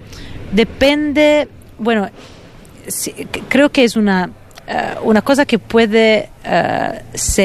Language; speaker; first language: Spanish; non-native, fluent; Italian